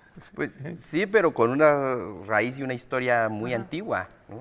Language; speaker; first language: Spanish; native; Spanish